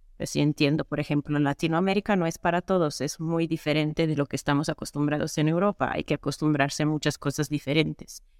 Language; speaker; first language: Spanish; non-native, fluent; Italian